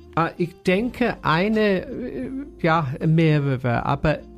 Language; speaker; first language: German; non-native, fluent; English